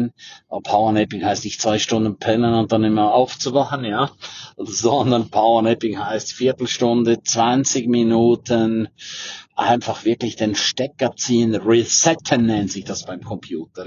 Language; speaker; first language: German; native; German